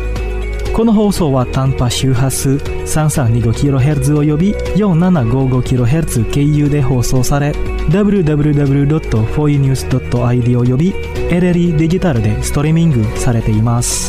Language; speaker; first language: Japanese; non-native, fluent; Indonesian